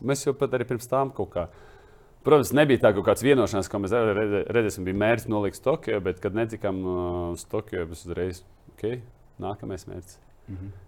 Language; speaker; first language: Latvian; non-native, local second language; Russian